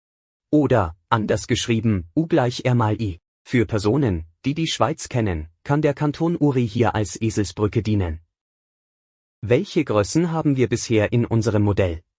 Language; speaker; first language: German; native; German